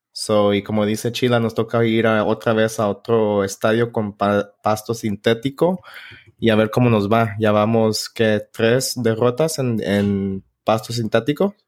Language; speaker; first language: Spanish; native; Spanish